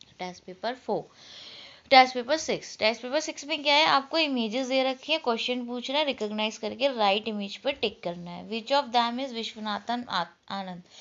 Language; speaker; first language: Hindi; native; Hindi